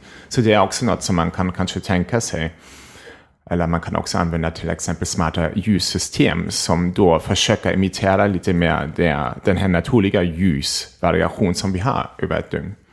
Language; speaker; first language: Swedish; non-native, fluent; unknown